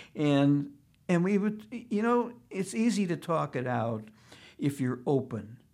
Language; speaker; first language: English; early bilingual, other home language; Yiddish